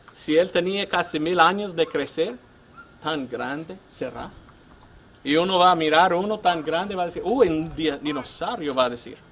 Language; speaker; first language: Spanish; non-native, fluent; English